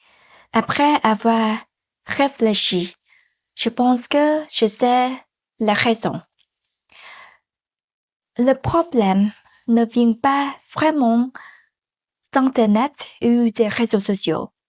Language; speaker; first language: French; non-native, learner; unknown